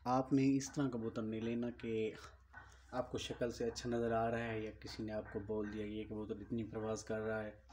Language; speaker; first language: Urdu; non-native, local second language; Punjabi